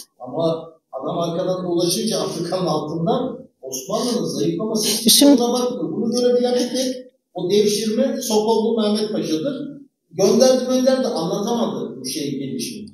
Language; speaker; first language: Turkish; native; Turkish